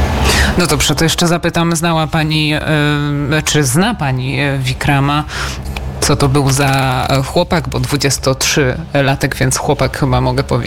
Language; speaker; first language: Polish; native; Polish